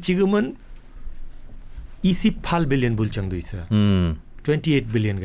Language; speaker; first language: Korean; non-native, fluent; Hindi